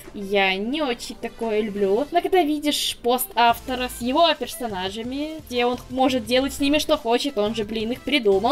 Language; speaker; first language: Russian; native; Russian